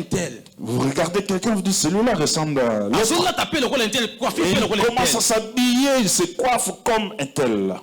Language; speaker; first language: French; non-native, local second language; Lingala